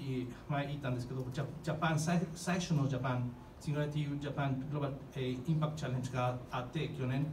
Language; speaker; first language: Japanese; non-native, fluent; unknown